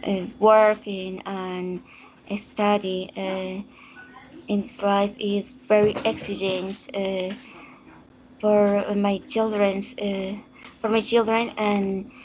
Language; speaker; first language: English; non-native, learner; Spanish